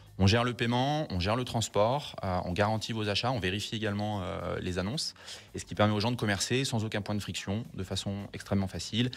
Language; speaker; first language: French; native; French